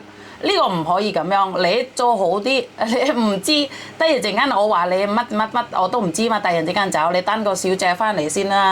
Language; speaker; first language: Cantonese; non-native, fluent; Javanese